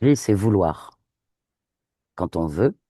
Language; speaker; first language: French; native; French